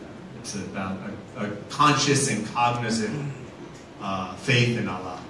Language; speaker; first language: English; native; English